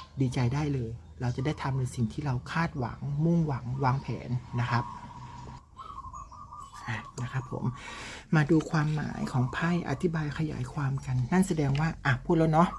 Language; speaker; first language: Thai; native; Thai